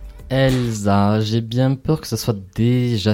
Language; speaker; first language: French; native; French